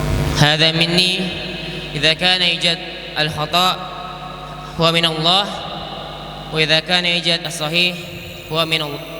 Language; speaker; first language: Arabic; non-native, learner; Indonesian